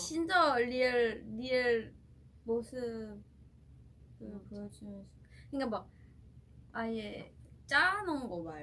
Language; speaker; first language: Korean; non-native, fluent; Thai